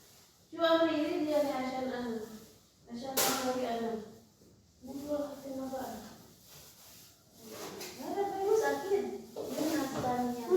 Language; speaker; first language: Arabic; non-native, learner; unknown